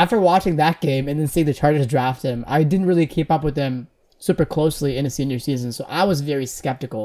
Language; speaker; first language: English; native; English